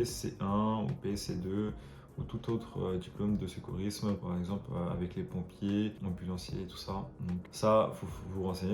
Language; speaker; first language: French; native; French